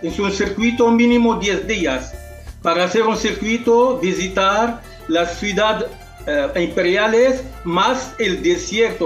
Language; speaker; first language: Spanish; non-native, local second language; Arabic